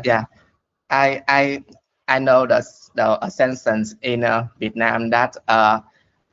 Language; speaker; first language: English; non-native, learner; Vietnamese